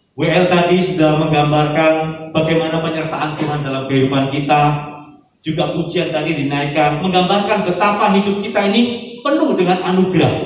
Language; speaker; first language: Indonesian; native; Indonesian